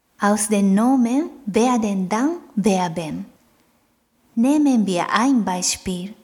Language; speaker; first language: German; non-native, fluent; Japanese